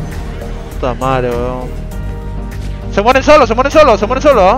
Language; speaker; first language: Spanish; native; Spanish